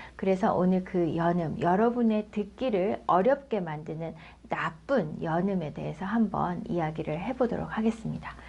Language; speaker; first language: Korean; native; Korean